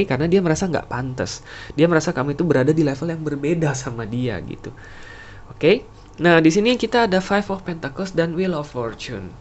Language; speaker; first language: Indonesian; native; Indonesian